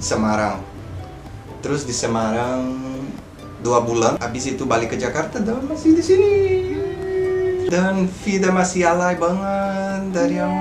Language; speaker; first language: Indonesian; non-native, fluent; Portuguese